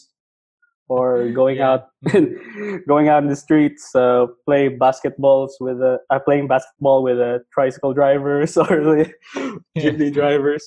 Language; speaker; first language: English; non-native, local second language; Cebuano